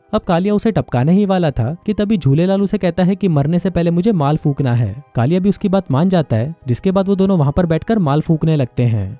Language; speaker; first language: Hindi; native; Hindi